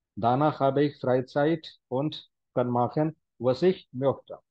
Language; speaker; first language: German; non-native, fluent; Hindi